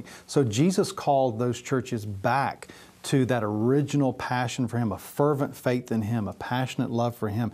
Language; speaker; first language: English; native; English